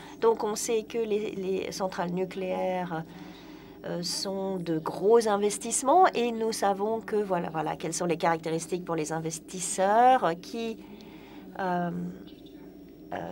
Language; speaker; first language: French; non-native, fluent; Polish